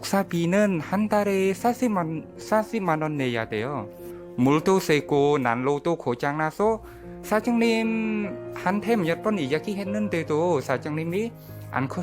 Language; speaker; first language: Korean; non-native, learner; Khmer